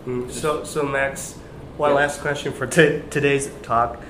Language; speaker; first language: English; non-native, fluent; Chinese